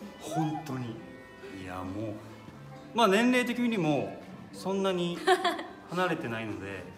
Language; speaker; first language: Japanese; native; Japanese